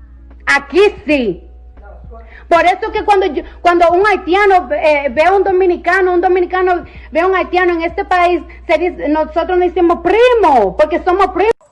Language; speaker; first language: Spanish; early bilingual, heritage; Spanish